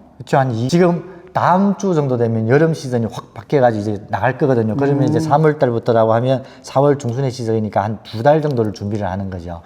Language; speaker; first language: Korean; early bilingual, heritage; Korean